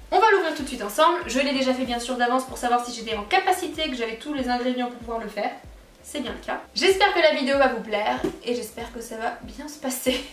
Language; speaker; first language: French; native; French